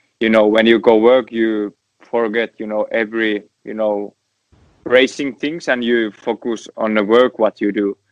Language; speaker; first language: English; non-native, learner; Finnish